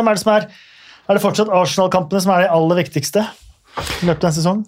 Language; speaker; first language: Norwegian; native; Norwegian